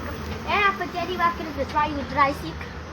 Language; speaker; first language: German; non-native, learner; Tamil